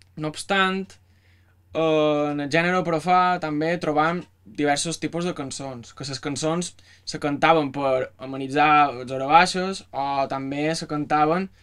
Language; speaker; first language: Catalan; native; Catalan